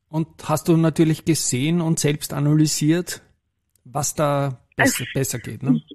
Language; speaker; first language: German; native; German